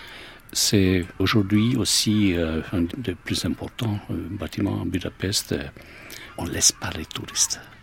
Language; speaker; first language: French; non-native, fluent; Hungarian